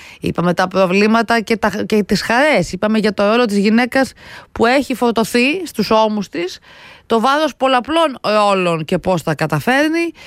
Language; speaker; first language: Greek; native; Greek